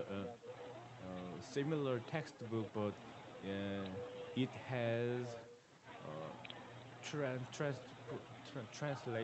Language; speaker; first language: English; non-native, learner; Korean